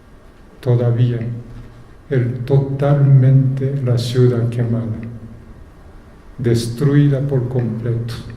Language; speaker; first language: Spanish; non-native, fluent; Japanese